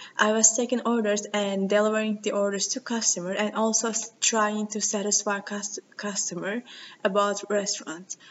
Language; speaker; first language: English; non-native, learner; Turkish